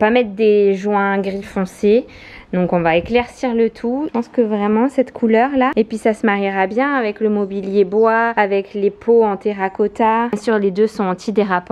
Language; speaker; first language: French; native; French